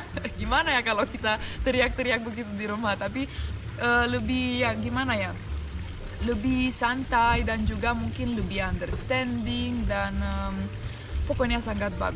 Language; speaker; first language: Indonesian; non-native, fluent; Romanian